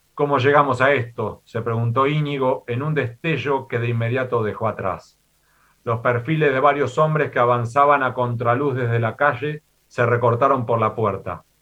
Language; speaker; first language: Spanish; native; Spanish